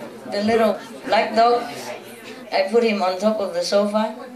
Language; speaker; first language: English; non-native, fluent; Vietnamese